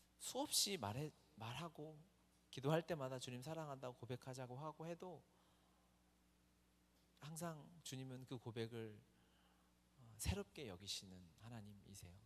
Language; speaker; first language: Korean; native; Korean